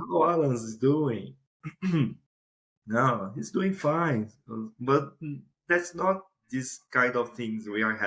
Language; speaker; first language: English; non-native, fluent; Portuguese